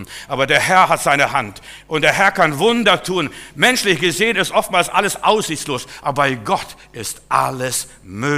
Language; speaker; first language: German; native; German